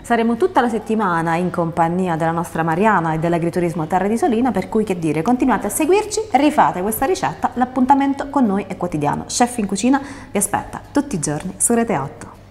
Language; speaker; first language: Italian; native; Italian